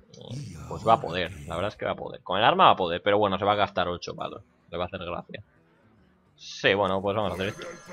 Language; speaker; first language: Spanish; native; Spanish